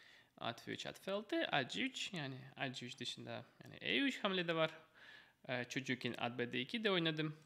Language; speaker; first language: Turkish; non-native, fluent; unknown